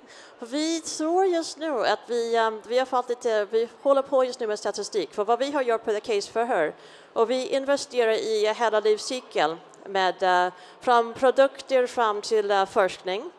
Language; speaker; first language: Swedish; non-native, fluent; English